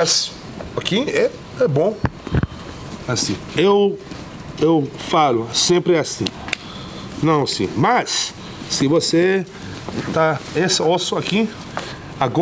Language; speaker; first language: Portuguese; non-native, learner; English